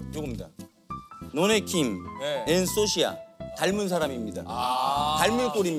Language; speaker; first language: Korean; native; Korean